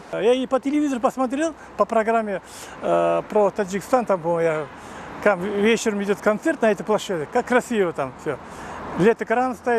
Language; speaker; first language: Russian; non-native, local second language; Kazakh